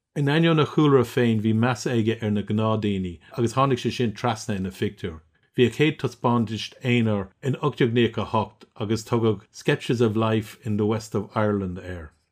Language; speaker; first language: Irish; non-native, local second language; English